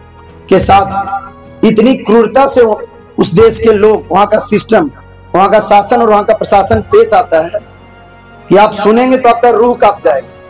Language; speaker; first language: Hindi; native; Hindi